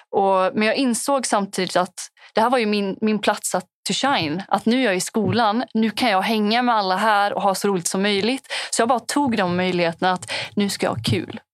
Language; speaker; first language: Swedish; early bilingual, other home language; Punjabi